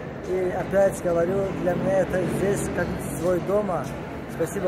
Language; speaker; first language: Russian; non-native, learner; Azerbaijani